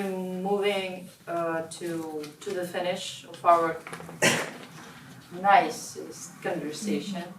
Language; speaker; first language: English; non-native, learner; Russian